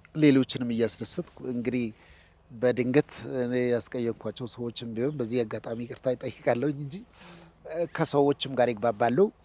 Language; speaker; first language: Amharic; non-native, local second language; Oromo